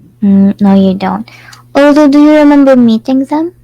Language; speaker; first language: English; non-native, fluent; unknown